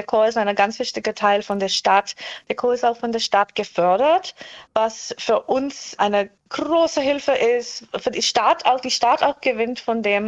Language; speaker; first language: German; non-native, fluent; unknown